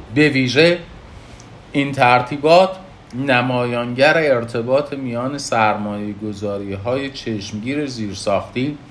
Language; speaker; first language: Persian; native; Persian